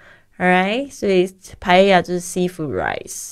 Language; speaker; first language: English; non-native, fluent; Chinese